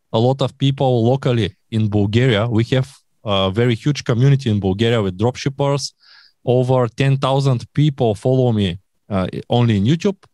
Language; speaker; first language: English; non-native, learner; Bulgarian